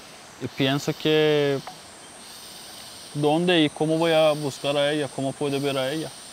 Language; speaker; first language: Spanish; non-native, learner; Haitian Creole